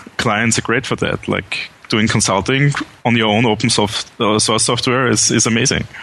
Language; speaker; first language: English; non-native, fluent; German